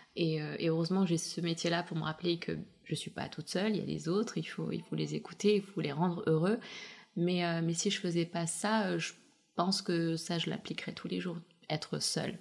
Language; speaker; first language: French; early bilingual, other home language; Russian